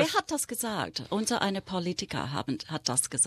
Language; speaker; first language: German; non-native, fluent; English